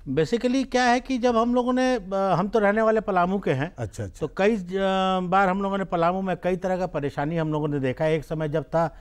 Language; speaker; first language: Hindi; native; Hindi